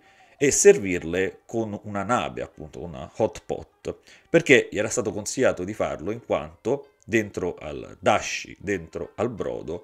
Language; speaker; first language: Italian; native; Italian